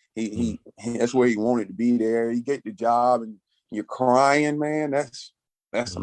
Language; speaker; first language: English; native; English